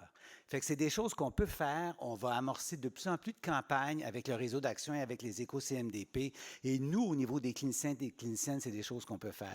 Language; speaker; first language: French; native; French